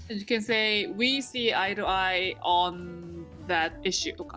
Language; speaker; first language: English; native; English